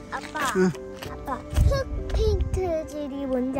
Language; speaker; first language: Korean; early bilingual, other home language; Tibetan